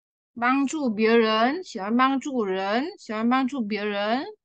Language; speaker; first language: Chinese; non-native, fluent; Vietnamese